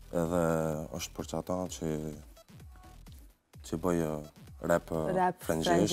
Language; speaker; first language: Albanian; early bilingual, heritage; Albanian